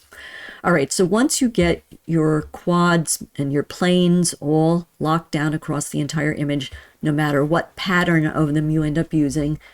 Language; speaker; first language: English; native; English